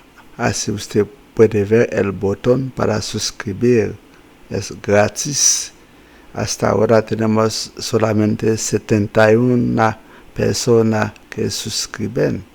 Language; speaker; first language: Spanish; non-native, fluent; Haitian Creole